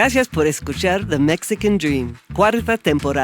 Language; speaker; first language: Spanish; non-native, fluent; English